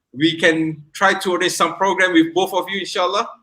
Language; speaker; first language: English; non-native, local second language; Malay